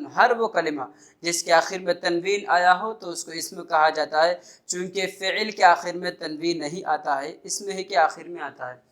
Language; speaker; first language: Urdu; native; Urdu